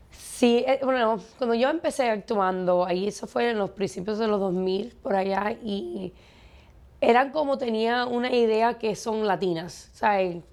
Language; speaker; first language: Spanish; early bilingual, heritage; Spanish